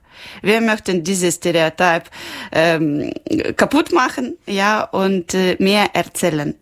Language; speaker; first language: German; non-native, local second language; Ukrainian